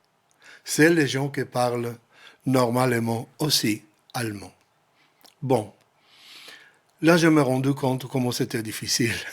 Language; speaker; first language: French; non-native, learner; Spanish